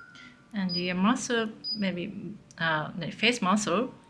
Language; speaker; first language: English; non-native, learner; Japanese